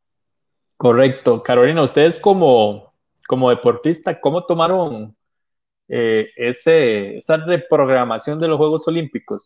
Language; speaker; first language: Spanish; native; Spanish